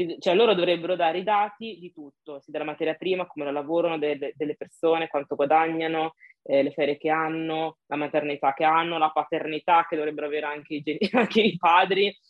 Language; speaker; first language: Italian; early bilingual, other home language; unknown